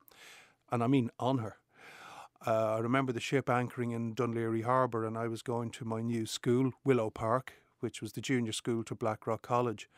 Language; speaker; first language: English; native; English